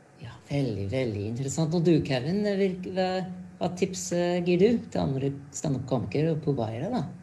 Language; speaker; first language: Norwegian; non-native, fluent; English